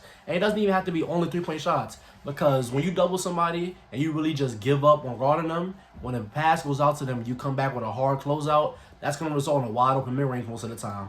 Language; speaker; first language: English; native; English